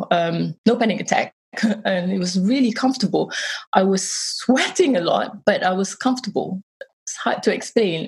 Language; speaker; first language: English; non-native, local second language; Malay